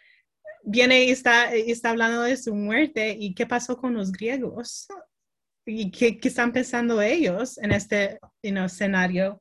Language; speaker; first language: Spanish; early bilingual, heritage; Spanish